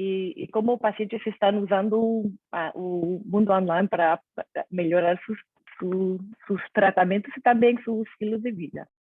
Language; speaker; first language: Portuguese; non-native, fluent; Spanish